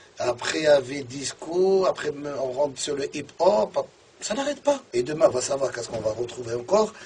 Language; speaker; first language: French; non-native, local second language; Arabic